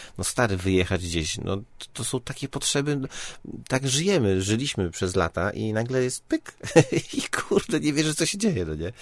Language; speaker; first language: Polish; native; Polish